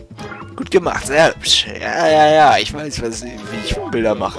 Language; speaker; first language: German; native; German